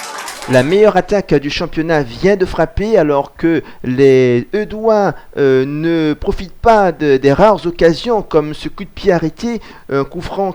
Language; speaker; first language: French; native; French